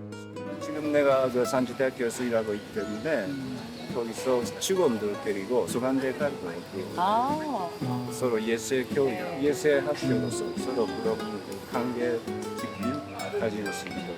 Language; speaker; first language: Korean; non-native, fluent; Japanese